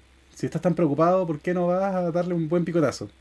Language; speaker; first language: Spanish; native; Spanish